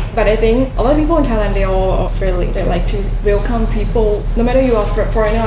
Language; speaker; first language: English; non-native, learner; Thai